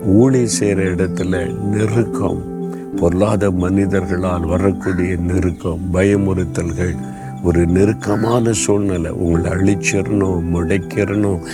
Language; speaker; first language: Tamil; native; Tamil